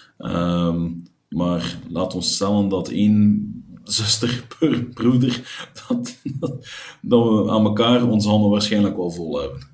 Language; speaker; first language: Dutch; native; Dutch